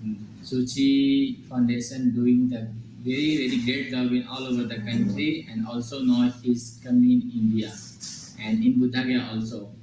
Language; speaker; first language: English; non-native, learner; Hindi